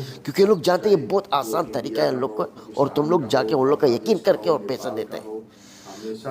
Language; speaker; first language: Hindi; non-native, learner; Arabic